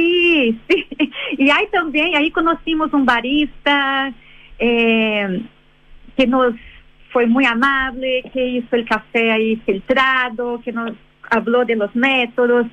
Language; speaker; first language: Spanish; non-native, fluent; Portuguese